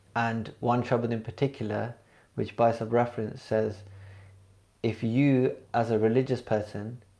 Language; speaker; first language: English; early bilingual, other home language; Punjabi